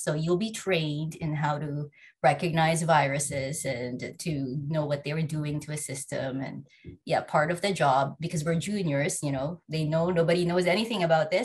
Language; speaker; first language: English; non-native, local second language; Filipino